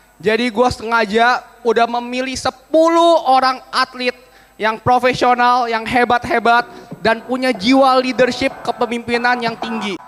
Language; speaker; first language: Indonesian; native; Indonesian